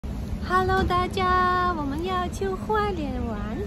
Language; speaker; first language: Chinese; non-native, fluent; Russian